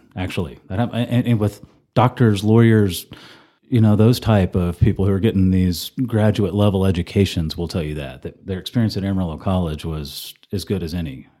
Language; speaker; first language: English; native; English